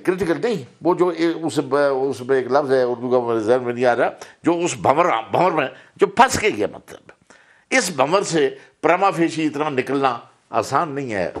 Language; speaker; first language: Urdu; native; Urdu